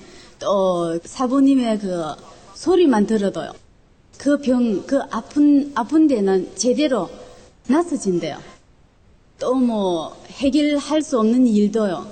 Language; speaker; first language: Korean; non-native, local second language; Chinese